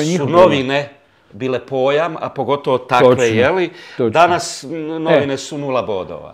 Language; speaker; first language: Croatian; native; Croatian